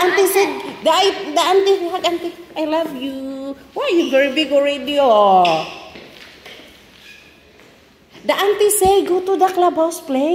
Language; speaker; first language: English; non-native, local second language; Cebuano